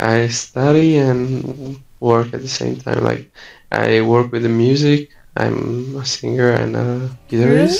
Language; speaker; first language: English; non-native, fluent; Italian